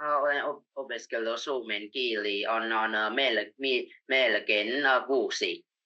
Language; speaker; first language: Finnish; non-native, learner; Vietnamese